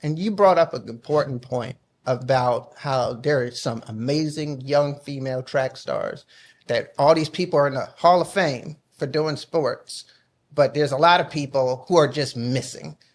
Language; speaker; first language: English; native; English